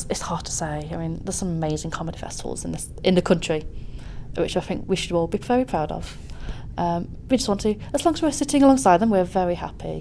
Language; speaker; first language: English; native; English